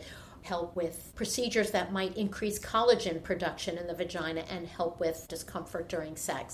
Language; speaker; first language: English; native; English